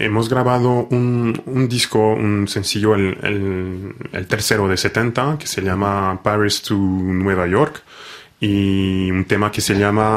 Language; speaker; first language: Spanish; non-native, fluent; French